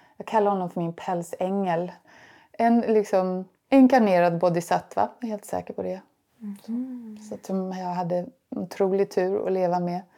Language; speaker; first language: Swedish; native; Swedish